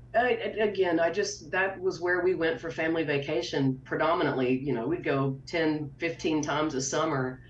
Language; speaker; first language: English; native; English